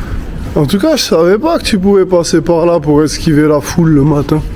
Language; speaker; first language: French; native; French